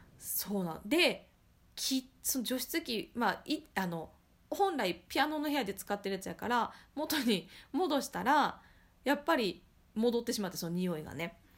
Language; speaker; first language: Japanese; native; Japanese